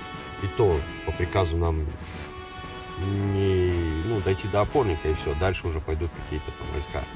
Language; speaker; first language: Russian; native; Russian